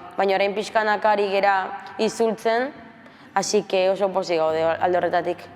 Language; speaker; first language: Basque; early bilingual, other home language; Spanish